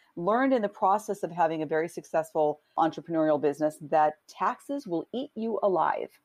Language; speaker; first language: English; native; English